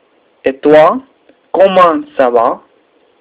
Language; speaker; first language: French; non-native, learner; Spanish